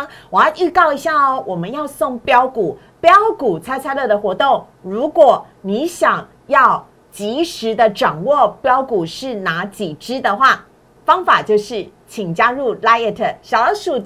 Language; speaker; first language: Chinese; native; Chinese